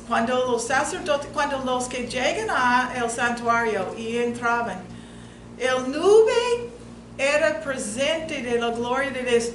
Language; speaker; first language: Spanish; non-native, fluent; English